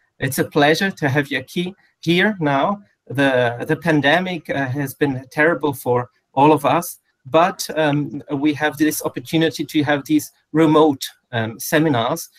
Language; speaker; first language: English; non-native, fluent; Portuguese